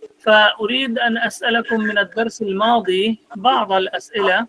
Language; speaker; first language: Arabic; non-native, fluent; Bangla